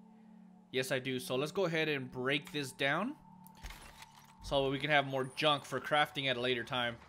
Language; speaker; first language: English; native; English